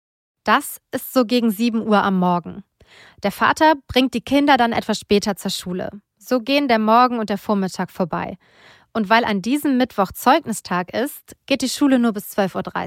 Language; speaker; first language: German; native; German